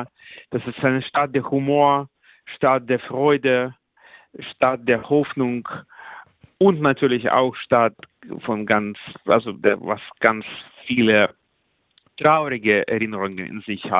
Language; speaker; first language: German; non-native, fluent; Russian